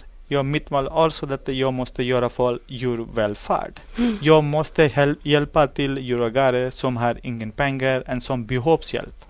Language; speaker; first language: Swedish; non-native, learner; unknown